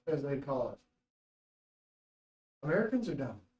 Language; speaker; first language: English; native; English